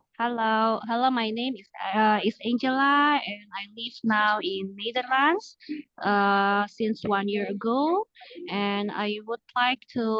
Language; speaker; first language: English; non-native, learner; Indonesian